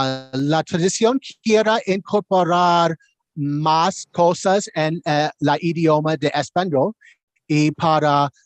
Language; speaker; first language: Spanish; non-native, learner; English